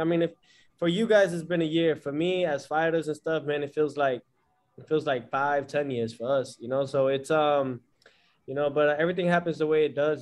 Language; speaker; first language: English; early bilingual, other home language; Spanish